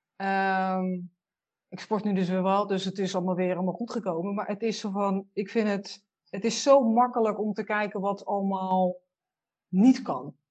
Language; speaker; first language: Dutch; native; Dutch